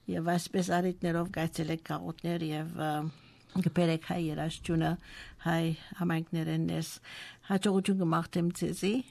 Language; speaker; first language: Armenian; native; Armenian